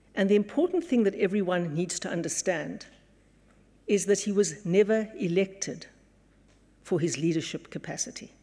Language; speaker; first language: English; native; English